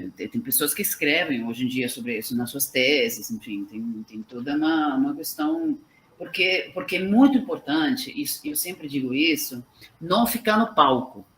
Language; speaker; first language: Portuguese; non-native, fluent; Spanish